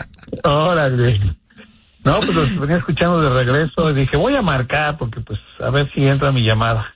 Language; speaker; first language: Spanish; native; Spanish